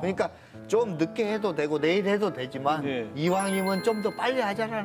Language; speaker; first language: Korean; native; Korean